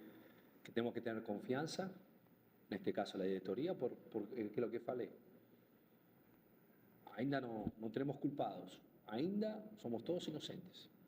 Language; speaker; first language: Portuguese; non-native, fluent; Spanish